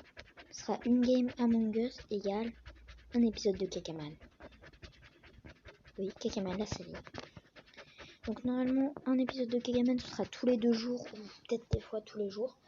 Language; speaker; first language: French; native; French